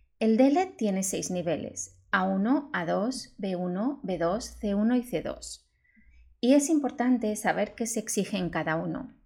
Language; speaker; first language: Spanish; native; Spanish